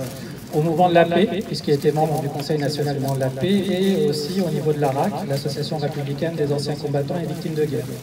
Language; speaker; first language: French; native; French